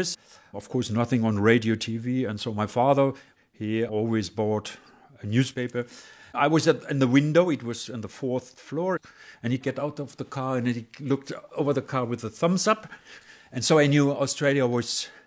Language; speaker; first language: English; non-native, learner; German